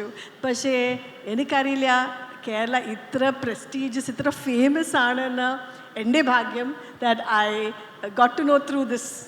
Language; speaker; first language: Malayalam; non-native, fluent; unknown